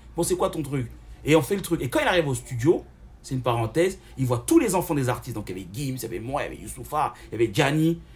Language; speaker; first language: French; native; French